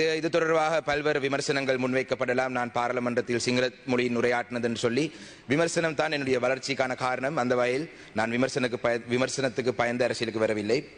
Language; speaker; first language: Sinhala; non-native, local second language; Tamil